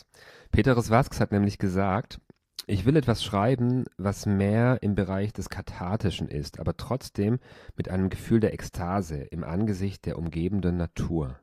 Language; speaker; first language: German; native; German